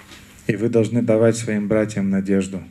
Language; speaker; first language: Russian; native; Russian